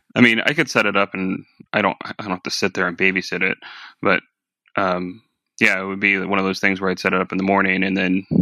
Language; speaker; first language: English; native; English